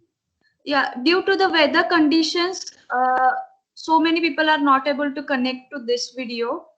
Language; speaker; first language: English; non-native, local second language; Marathi